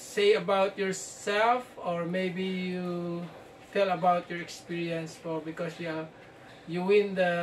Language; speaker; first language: English; non-native, fluent; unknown